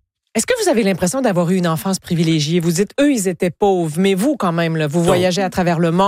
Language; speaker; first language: French; native; French